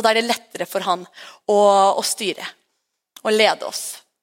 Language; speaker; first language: Norwegian; native; Norwegian